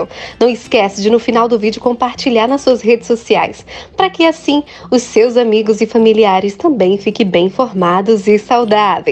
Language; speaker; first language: Portuguese; native; Portuguese